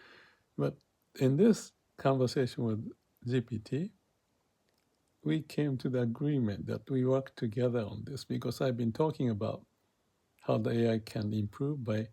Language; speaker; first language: English; non-native, fluent; Japanese